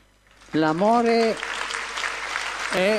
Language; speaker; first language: Italian; non-native, fluent; Spanish